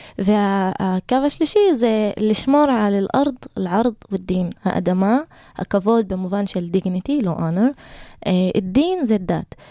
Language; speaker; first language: Hebrew; non-native, local second language; Arabic